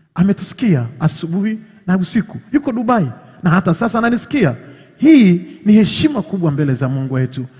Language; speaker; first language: Swahili; native; Swahili